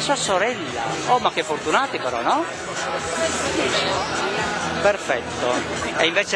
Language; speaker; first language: Italian; native; Italian